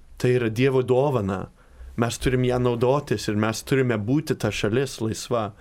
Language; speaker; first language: Lithuanian; early bilingual, heritage; Lithuanian